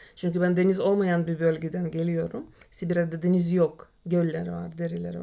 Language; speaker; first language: Turkish; non-native, fluent; Russian